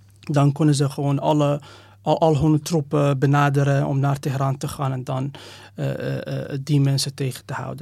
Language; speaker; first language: Dutch; non-native, fluent; Persian